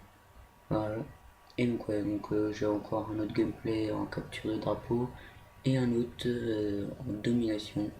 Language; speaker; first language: French; native; French